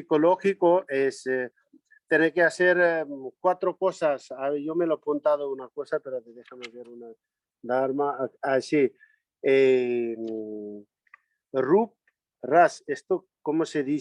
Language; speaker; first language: Spanish; non-native, learner; Nepali